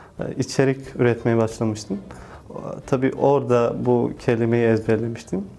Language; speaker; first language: Turkish; non-native, fluent; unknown